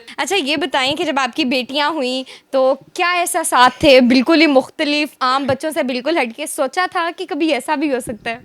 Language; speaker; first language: Urdu; native; Urdu